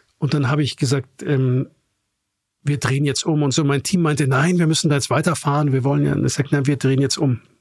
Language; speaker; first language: German; native; German